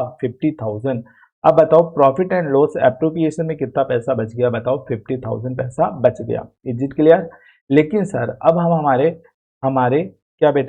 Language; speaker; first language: Hindi; native; Hindi